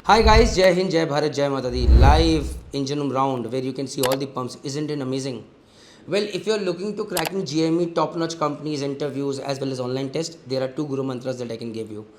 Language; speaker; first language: English; non-native, local second language; Hindi